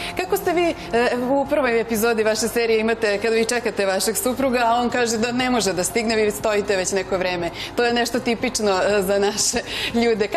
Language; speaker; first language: Bosnian; native; Bosnian